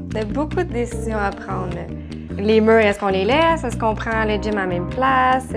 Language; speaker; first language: French; native; French